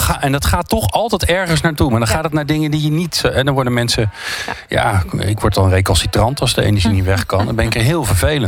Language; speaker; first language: Dutch; native; Dutch